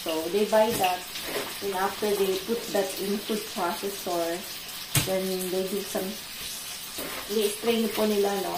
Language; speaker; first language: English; non-native, local second language; Filipino